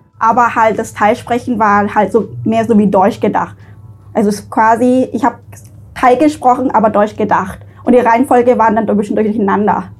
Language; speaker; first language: German; early bilingual, other home language; Thai